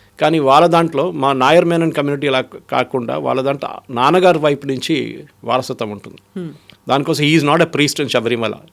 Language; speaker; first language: Telugu; non-native, fluent; Malayalam